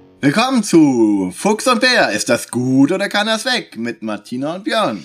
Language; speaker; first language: German; native; German